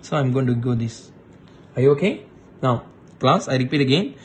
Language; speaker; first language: English; non-native, local second language; Malay